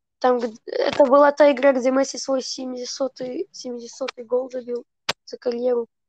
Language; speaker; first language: Russian; early bilingual, heritage; Russian